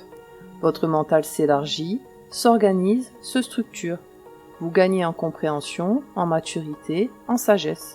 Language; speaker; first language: French; native; French